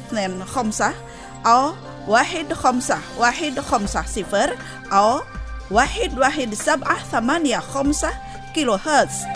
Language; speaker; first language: Arabic; non-native, fluent; Indonesian